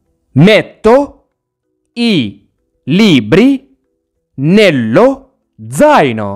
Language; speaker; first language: Italian; non-native, learner; Arabic